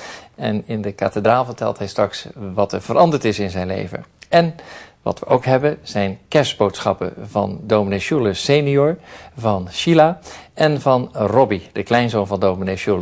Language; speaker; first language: Dutch; native; Dutch